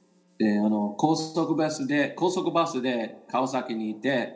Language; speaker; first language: Japanese; non-native, learner; English